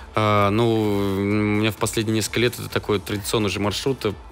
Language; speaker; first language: Russian; native; Russian